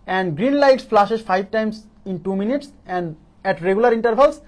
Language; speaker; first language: English; non-native, local second language; Bangla